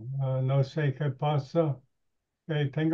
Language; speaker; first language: Spanish; non-native, learner; English